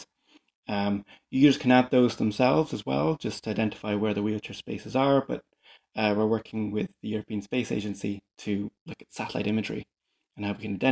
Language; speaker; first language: English; native; English